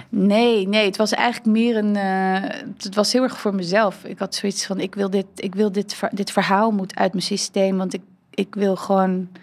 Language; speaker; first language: Dutch; early bilingual, heritage; Dutch